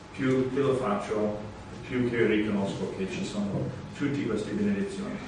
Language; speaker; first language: Italian; non-native, fluent; English